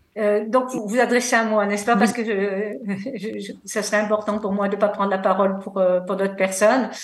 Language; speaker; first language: French; native; French